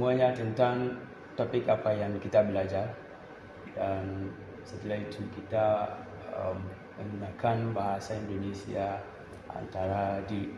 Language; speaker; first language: Indonesian; non-native, learner; English